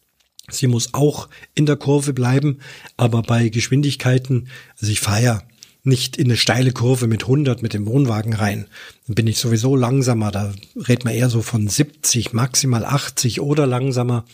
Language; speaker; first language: German; native; German